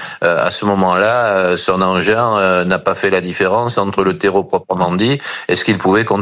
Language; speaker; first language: French; native; French